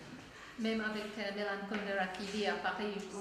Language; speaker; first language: French; non-native, fluent; Czech